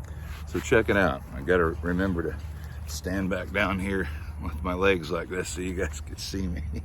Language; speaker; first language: English; native; English